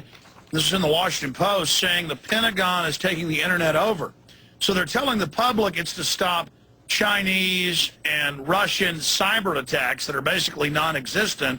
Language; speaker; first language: English; native; English